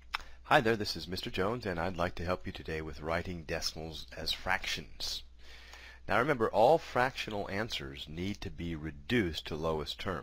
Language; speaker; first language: English; native; English